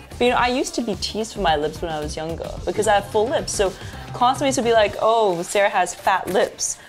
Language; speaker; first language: English; early bilingual, other home language; Chinese